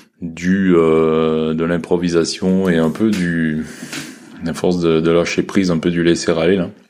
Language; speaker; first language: French; native; French